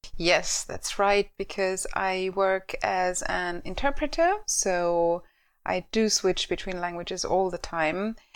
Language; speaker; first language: English; non-native, fluent; German